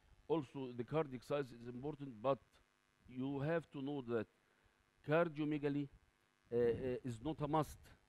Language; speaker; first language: English; non-native, fluent; Arabic